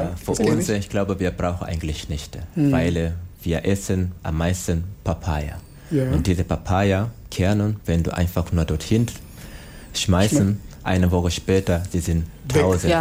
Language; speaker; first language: German; non-native, learner; Swahili